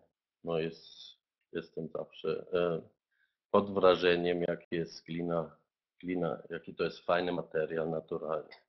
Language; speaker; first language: Polish; non-native, fluent; German